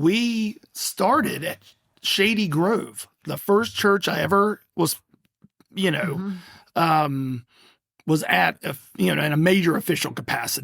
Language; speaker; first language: English; native; English